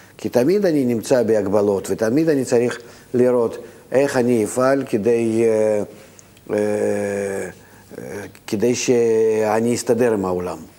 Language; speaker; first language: Hebrew; non-native, fluent; Russian